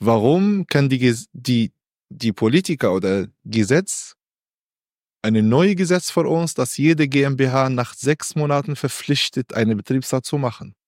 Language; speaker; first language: German; non-native, learner; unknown